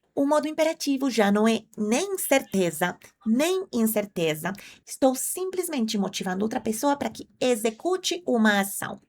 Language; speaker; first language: Portuguese; non-native, fluent; Spanish